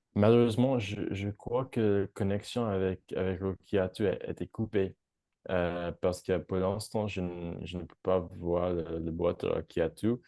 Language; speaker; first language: French; non-native, fluent; English